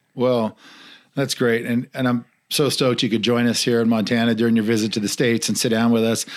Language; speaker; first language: English; native; English